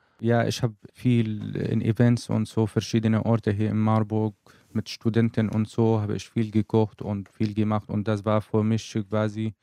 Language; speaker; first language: German; non-native, learner; Arabic